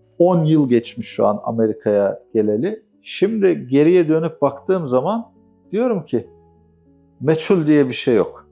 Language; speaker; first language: Turkish; native; Turkish